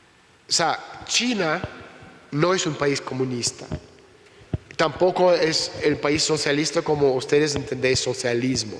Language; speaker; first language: Spanish; non-native, fluent; Russian